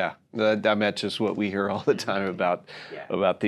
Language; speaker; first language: English; native; English